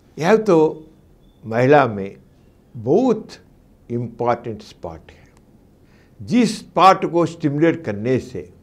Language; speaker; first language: Hindi; non-native, local second language; Telugu